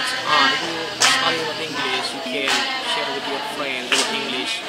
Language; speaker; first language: English; non-native, learner; Indonesian